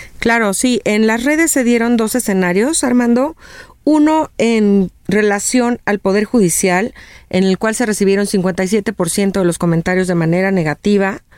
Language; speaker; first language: Spanish; native; Spanish